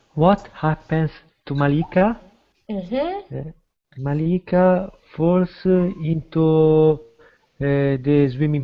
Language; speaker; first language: English; non-native, learner; Italian